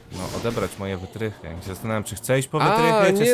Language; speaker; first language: Polish; native; Polish